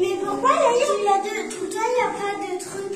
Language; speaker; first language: French; native; French